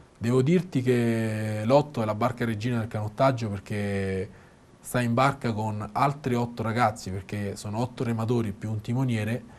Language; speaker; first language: Italian; native; Italian